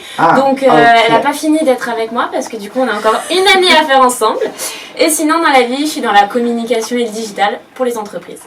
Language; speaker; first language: French; native; French